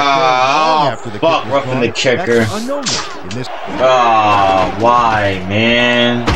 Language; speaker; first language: English; native; English